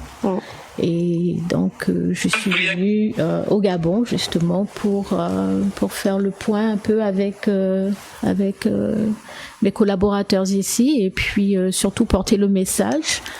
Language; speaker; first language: French; native; French